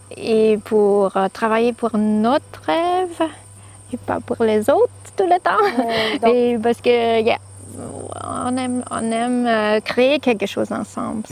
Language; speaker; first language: French; non-native, learner; German